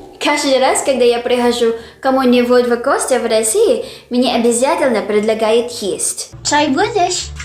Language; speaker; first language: Russian; non-native, fluent; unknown